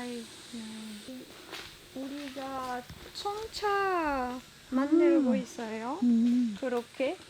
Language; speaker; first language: Korean; non-native, learner; French